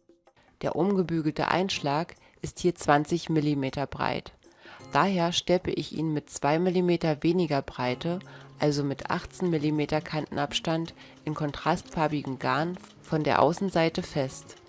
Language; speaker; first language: German; native; German